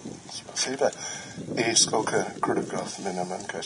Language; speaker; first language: Russian; non-native, learner; English